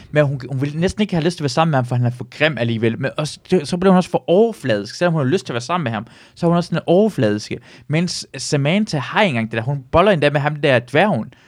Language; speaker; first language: Danish; early bilingual, other home language; Persian